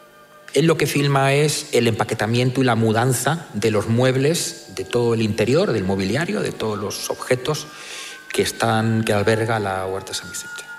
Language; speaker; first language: Spanish; native; Spanish